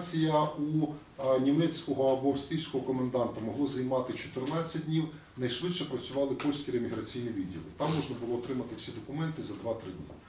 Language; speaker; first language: Ukrainian; native; Ukrainian